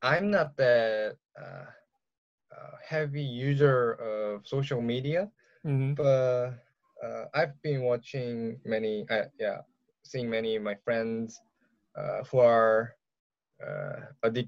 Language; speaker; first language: English; non-native, learner; Korean